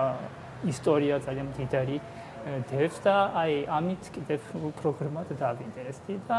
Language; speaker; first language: Georgian; non-native, fluent; Japanese